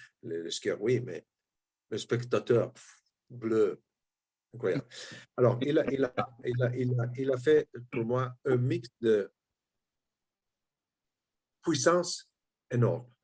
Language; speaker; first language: French; non-native, fluent; Italian